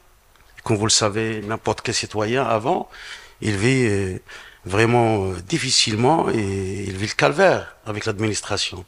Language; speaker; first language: French; non-native, local second language; Arabic